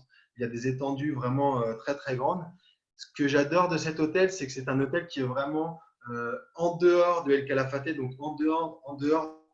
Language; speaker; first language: French; native; French